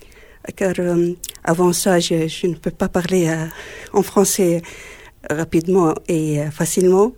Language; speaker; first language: French; non-native, learner; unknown